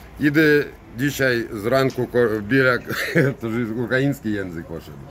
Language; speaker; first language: Polish; non-native, learner; Russian